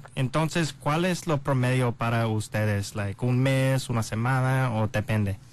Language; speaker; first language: Spanish; non-native, learner; English